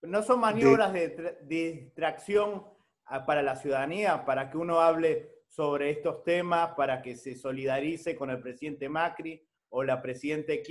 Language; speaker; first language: Spanish; native; Spanish